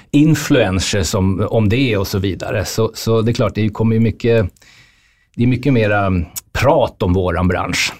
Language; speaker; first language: Swedish; native; Swedish